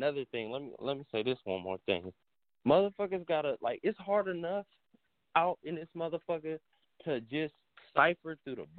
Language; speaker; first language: English; native; English